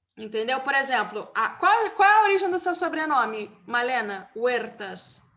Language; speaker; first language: Portuguese; native; Portuguese